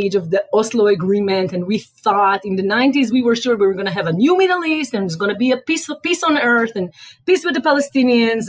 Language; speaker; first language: English; non-native, fluent; Hebrew